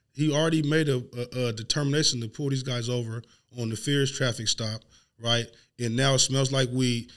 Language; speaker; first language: English; native; English